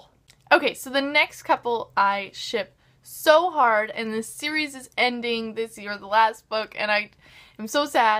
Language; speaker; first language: English; native; English